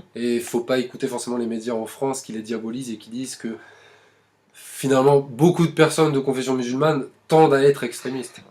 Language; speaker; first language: French; native; French